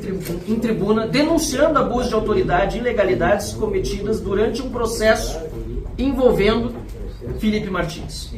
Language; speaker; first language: Portuguese; native; Portuguese